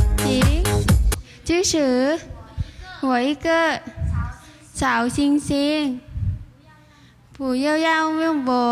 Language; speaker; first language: Chinese; non-native, learner; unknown